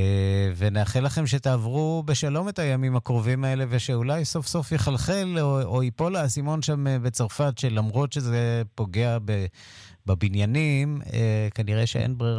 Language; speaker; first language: Hebrew; native; Hebrew